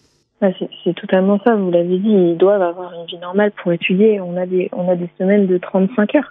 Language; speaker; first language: French; native; French